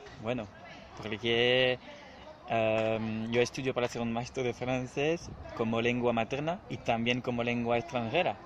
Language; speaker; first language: Spanish; non-native, learner; French